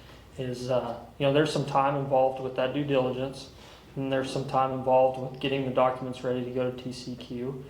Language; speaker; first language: English; native; English